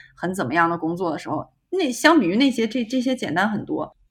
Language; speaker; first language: Chinese; native; Chinese